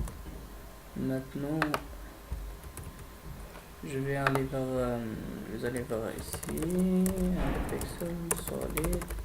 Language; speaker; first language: French; non-native, fluent; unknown